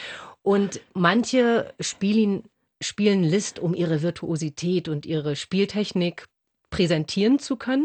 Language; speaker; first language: German; native; German